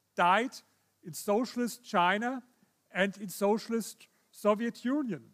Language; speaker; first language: English; non-native, fluent; German